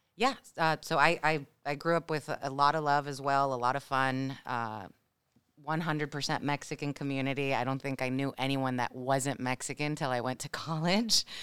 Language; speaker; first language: English; early bilingual, other home language; Spanish